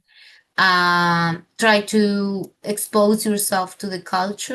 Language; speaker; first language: English; non-native, fluent; Spanish